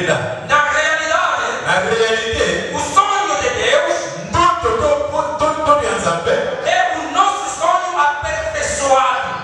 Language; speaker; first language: Portuguese; non-native, fluent; Lingala